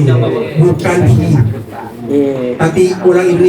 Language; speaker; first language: Indonesian; non-native, learner; Thai